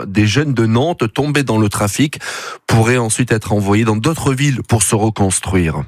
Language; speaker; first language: French; native; French